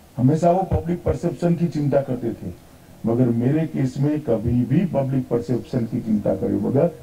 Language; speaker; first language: Hindi; non-native, local second language; Gujarati